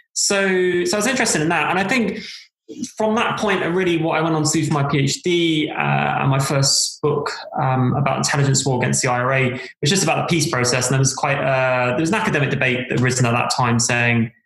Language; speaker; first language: English; native; English